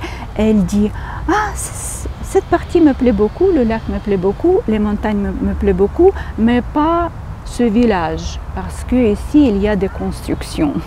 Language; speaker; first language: French; non-native, fluent; Ukrainian